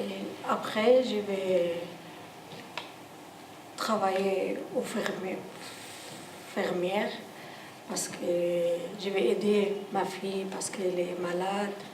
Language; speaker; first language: French; non-native, learner; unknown